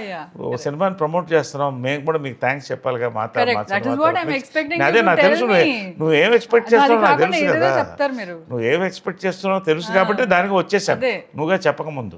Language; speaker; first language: Telugu; native; Telugu